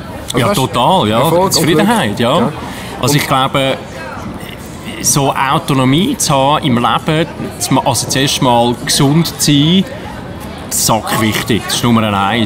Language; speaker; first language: German; native; German